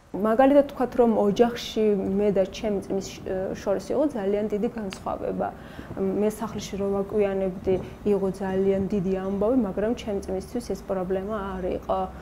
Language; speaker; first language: Georgian; non-native, local second language; Azerbaijani